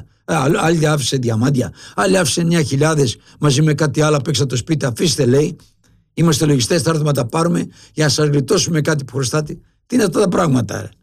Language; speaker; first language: Greek; native; Greek